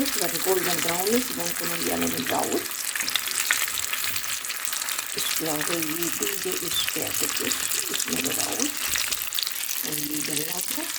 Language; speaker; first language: German; non-native, learner; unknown